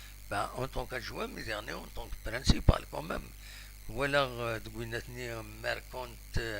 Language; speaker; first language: French; non-native, local second language; Kabyle